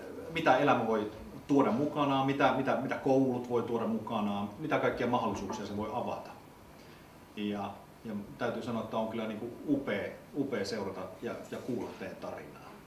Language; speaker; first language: Finnish; native; Finnish